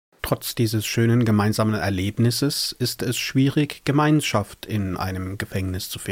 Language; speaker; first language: German; native; German